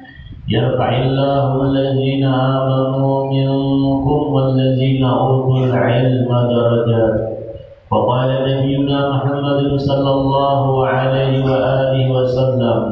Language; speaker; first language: Arabic; non-native, fluent; Banjar